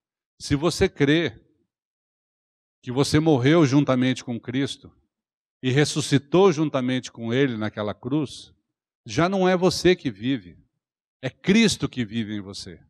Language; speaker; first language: Portuguese; native; Portuguese